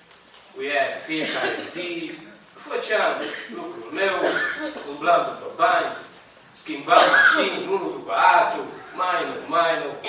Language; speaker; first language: Romanian; non-native, learner; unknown